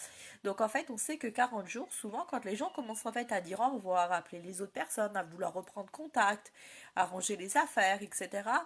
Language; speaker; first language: French; native; French